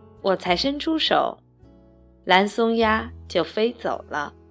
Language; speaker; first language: Chinese; native; Chinese